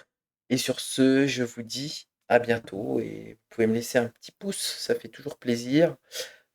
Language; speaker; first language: French; native; French